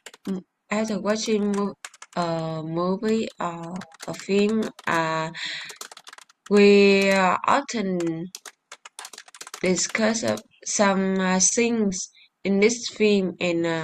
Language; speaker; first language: English; non-native, learner; Vietnamese